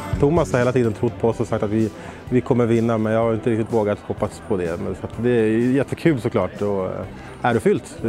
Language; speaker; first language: Swedish; native; Swedish